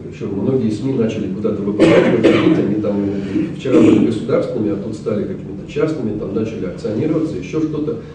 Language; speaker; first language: Russian; native; Russian